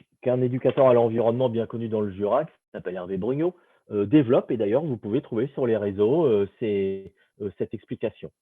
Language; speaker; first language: French; native; French